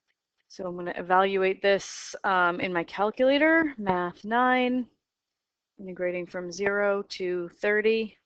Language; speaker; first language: English; native; English